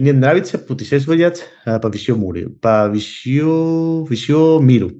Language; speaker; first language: Russian; non-native, learner; Spanish